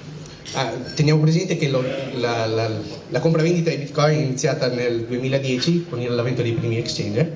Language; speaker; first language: Italian; native; Italian